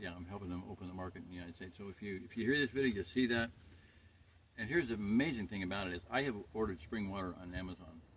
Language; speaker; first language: English; native; English